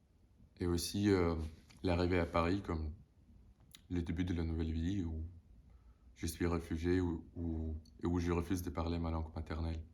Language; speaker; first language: French; non-native, fluent; Russian